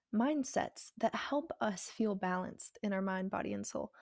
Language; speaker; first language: English; native; English